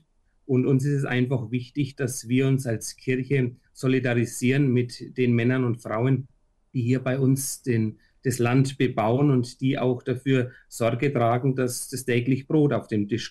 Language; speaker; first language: German; native; German